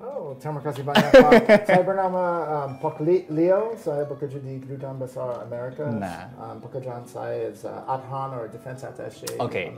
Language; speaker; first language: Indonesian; non-native, learner; English